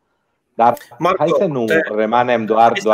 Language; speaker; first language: Romanian; non-native, fluent; Italian